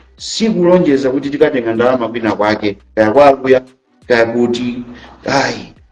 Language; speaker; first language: Nyanja; native; Nyanja